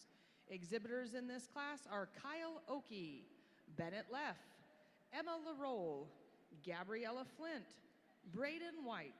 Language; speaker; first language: English; native; English